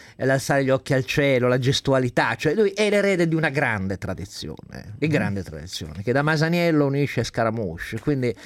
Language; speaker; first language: Italian; native; Italian